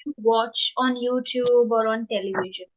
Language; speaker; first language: English; non-native, local second language; Hindi